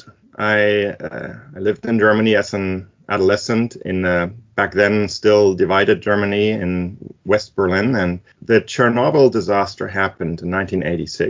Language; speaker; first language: English; non-native, fluent; German